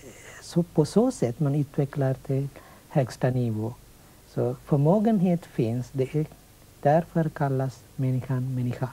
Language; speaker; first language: Swedish; non-native, fluent; Sinhala